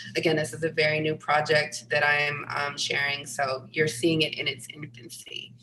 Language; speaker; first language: English; native; English